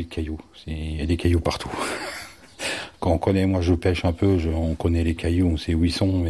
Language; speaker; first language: French; native; French